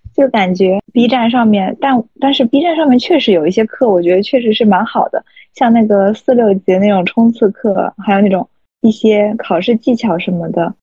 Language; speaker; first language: Chinese; native; Chinese